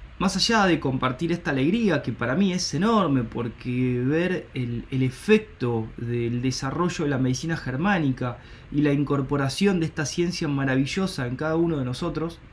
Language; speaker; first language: Spanish; native; Spanish